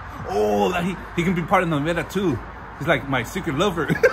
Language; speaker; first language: English; early bilingual, other home language; Spanish